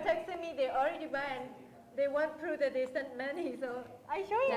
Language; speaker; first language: English; non-native, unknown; Burmese